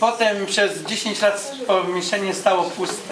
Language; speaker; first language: Polish; native; Polish